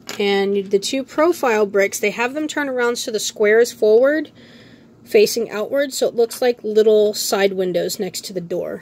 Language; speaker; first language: English; native; English